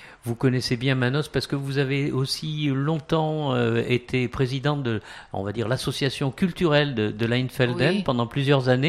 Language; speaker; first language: French; native; French